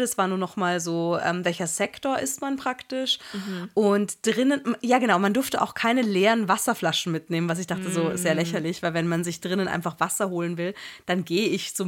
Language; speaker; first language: German; native; German